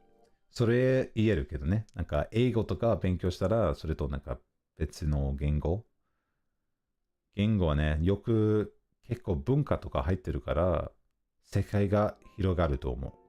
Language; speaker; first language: Japanese; non-native, learner; English